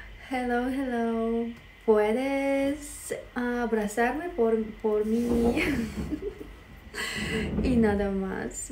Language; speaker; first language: Spanish; non-native, fluent; Russian